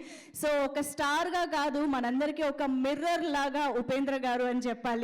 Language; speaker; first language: Telugu; native; Telugu